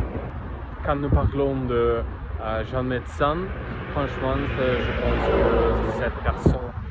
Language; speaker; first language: French; non-native, learner; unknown